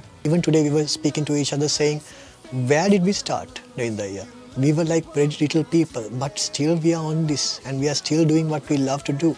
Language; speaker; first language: English; non-native, local second language; Sinhala